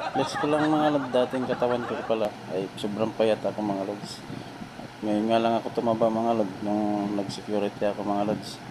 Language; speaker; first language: Filipino; non-native, local second language; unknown